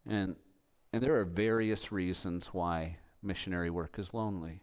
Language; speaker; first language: English; native; English